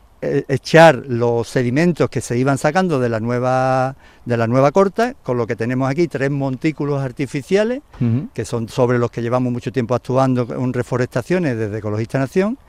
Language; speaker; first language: Spanish; native; Spanish